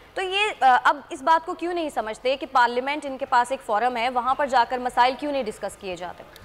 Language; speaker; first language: Urdu; native; Urdu